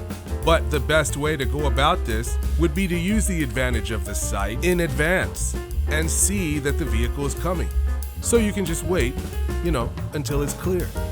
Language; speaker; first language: English; native; English